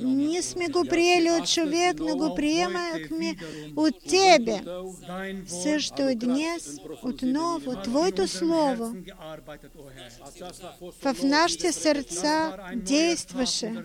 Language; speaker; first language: Bulgarian; non-native, fluent; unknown